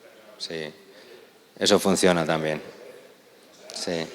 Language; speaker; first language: Spanish; native; Spanish